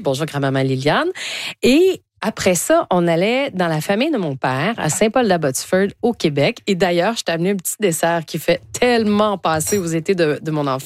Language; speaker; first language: French; native; French